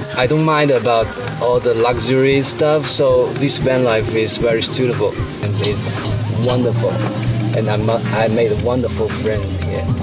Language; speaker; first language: English; non-native, fluent; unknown